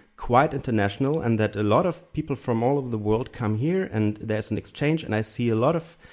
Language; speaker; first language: English; non-native, fluent; German